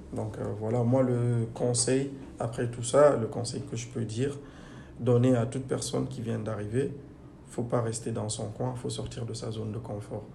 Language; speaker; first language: French; non-native, local second language; Fula